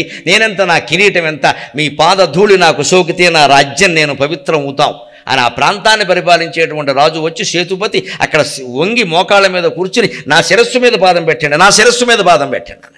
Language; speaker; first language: Telugu; native; Telugu